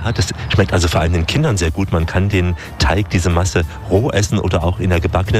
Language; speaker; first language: German; native; German